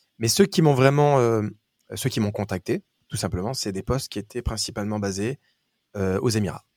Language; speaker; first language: French; native; French